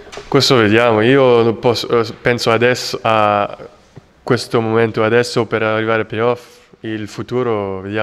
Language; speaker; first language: Italian; non-native, learner; French